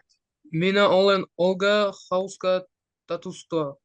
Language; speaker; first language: Finnish; non-native, learner; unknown